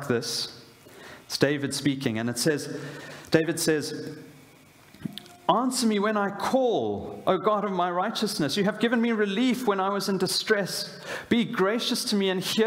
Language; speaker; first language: English; native; English